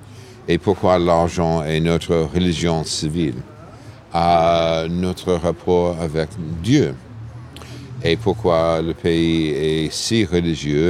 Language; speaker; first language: French; non-native, fluent; English